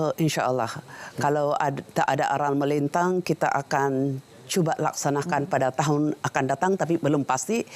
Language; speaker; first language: Malay; non-native, local second language; Central Dusun